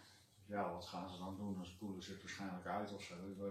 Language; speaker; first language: Dutch; native; Dutch